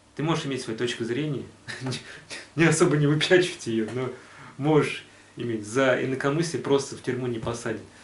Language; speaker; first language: Russian; native; Russian